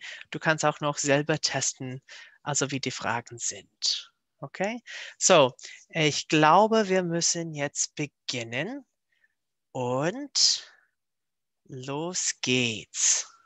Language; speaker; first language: German; non-native, fluent; English